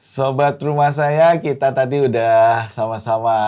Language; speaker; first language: Indonesian; native; Indonesian